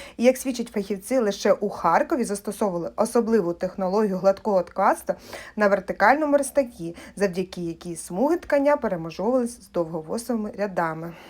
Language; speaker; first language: Ukrainian; non-native, local second language; Russian